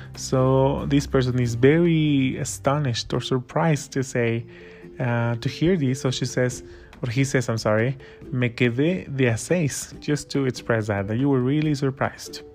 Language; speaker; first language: English; non-native, fluent; Spanish